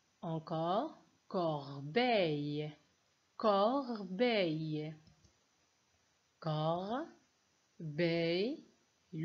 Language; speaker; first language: French; non-native, local second language; Arabic